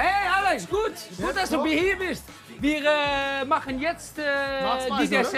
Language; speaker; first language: German; non-native, learner; Dutch